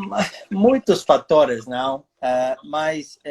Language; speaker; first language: Portuguese; non-native, fluent; English